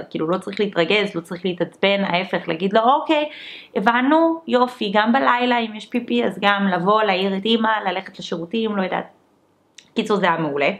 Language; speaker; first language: Hebrew; early bilingual, other home language; English